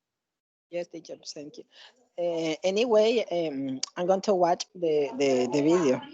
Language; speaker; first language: English; non-native, learner; Spanish